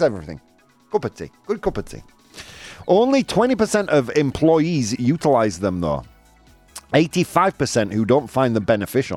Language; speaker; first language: English; native; English